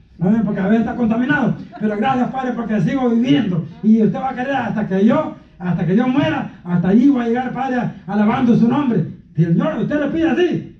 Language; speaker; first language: Spanish; native; Spanish